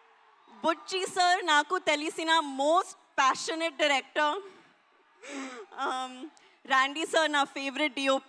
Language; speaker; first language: Telugu; non-native, learner; Hindi